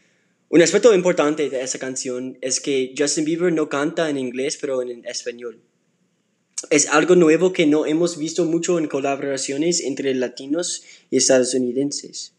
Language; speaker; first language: Spanish; non-native, learner; English